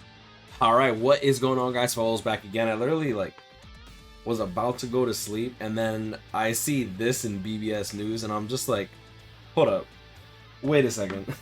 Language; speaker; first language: English; native; English